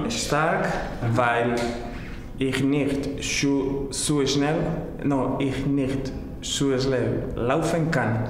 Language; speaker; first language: German; non-native, learner; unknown